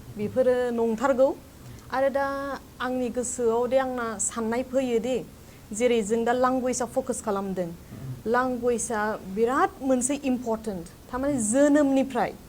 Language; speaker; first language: Bodo; non-native, local second language; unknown